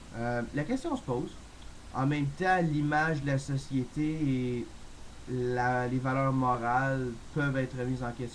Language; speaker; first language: French; native; French